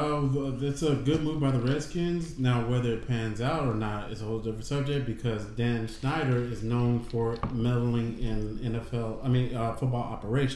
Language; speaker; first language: English; native; English